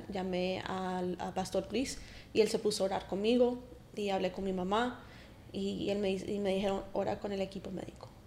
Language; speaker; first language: Spanish; early bilingual, heritage; Spanish